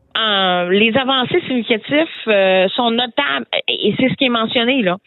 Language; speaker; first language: French; native; French